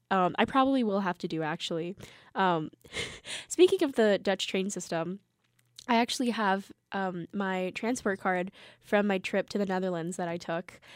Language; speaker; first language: English; early bilingual, other home language; Korean